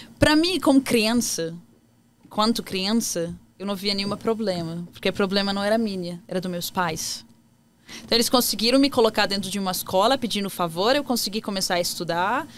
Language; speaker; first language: Portuguese; non-native, fluent; Arabic